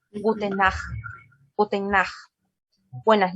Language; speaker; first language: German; non-native, learner; Spanish